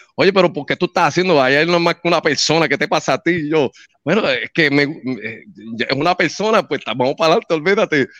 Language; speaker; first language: Spanish; native; Spanish